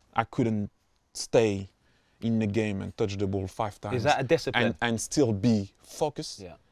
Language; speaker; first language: English; non-native, fluent; French